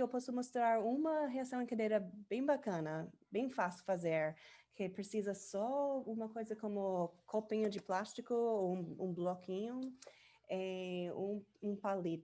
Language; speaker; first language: Portuguese; non-native, learner; English